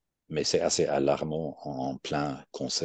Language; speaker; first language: French; non-native, fluent; English